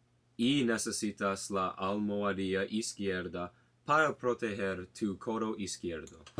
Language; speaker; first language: Spanish; non-native, learner; English